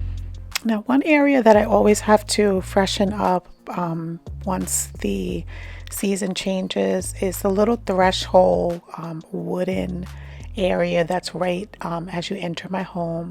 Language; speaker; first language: English; native; English